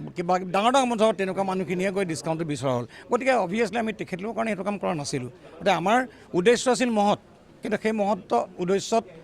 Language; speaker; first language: Assamese; native; Assamese